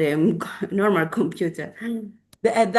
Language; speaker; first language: English; non-native, learner; Spanish